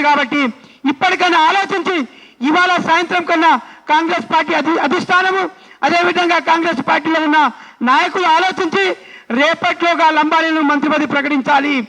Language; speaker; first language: Telugu; non-native, local second language; Lambadi